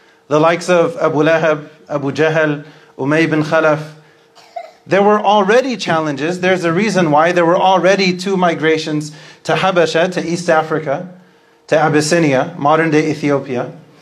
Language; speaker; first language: English; native; English